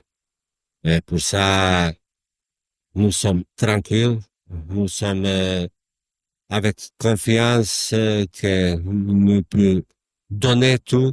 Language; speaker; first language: French; non-native, learner; Croatian